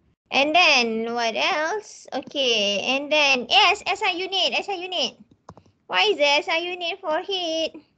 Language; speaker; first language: English; non-native, local second language; Malay